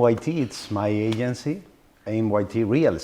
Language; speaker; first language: English; non-native, learner; Spanish